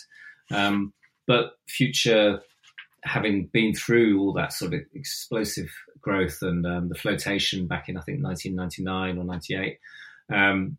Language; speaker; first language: English; native; English